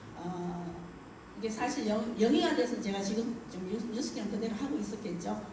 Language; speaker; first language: Korean; native; Korean